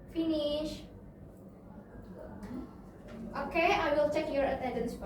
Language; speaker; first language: English; non-native, learner; Indonesian